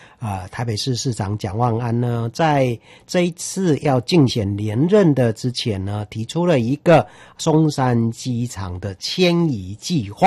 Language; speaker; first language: Chinese; native; Chinese